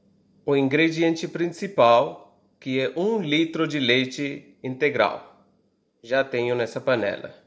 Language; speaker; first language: Portuguese; non-native, fluent; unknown